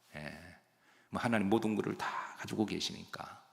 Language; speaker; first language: Korean; native; Korean